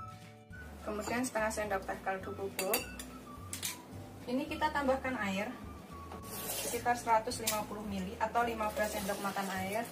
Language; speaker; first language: Indonesian; native; Indonesian